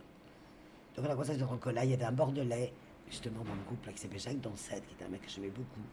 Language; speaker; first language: French; native; French